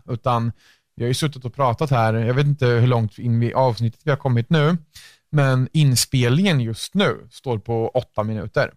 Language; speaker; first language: Swedish; native; Swedish